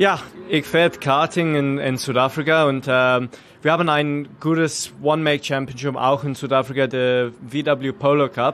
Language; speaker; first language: German; non-native, learner; English